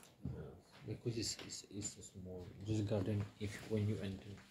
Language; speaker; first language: English; non-native, learner; French